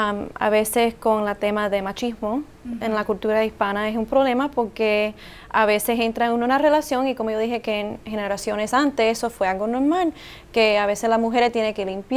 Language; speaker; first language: Spanish; early bilingual, heritage; Spanish